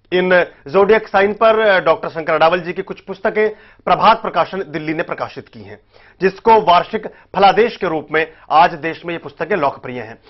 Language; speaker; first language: Hindi; native; Hindi